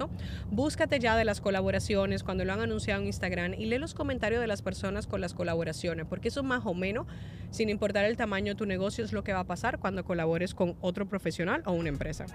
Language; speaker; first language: Spanish; native; Spanish